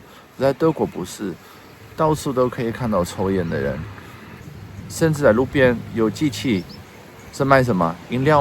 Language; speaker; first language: Chinese; non-native, fluent; Dutch